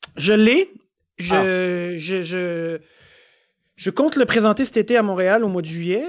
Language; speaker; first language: French; native; French